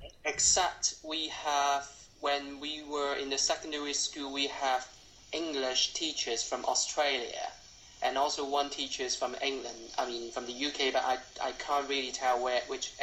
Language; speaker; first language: English; non-native, local second language; Cantonese